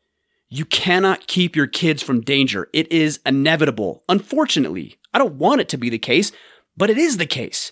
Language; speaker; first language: English; native; English